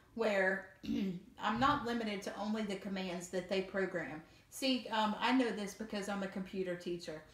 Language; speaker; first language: English; native; English